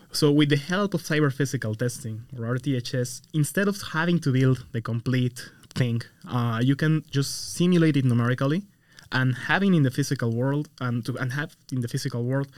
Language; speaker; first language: English; non-native, fluent; Spanish